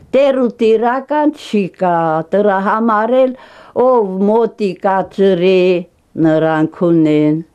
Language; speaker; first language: Armenian; non-native, local second language; Greek